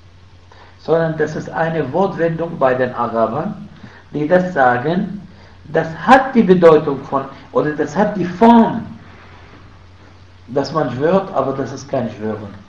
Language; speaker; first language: German; non-native, fluent; Arabic